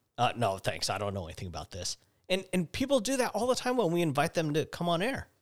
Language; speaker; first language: English; native; English